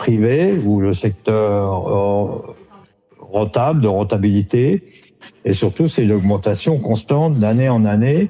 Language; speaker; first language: French; native; French